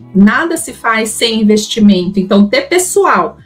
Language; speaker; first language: Portuguese; native; Portuguese